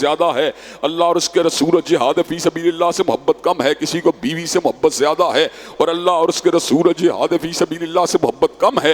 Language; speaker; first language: Urdu; native; Urdu